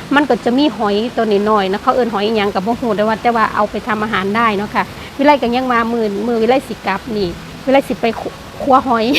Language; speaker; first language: Thai; native; Thai